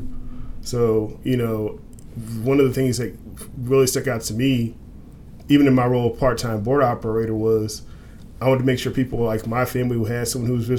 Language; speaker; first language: English; native; English